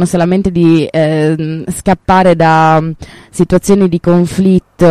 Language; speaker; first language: Italian; native; Italian